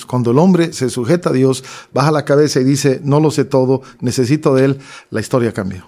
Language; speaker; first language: Spanish; native; Spanish